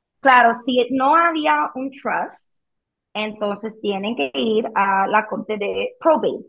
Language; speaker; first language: Spanish; early bilingual, heritage; Spanish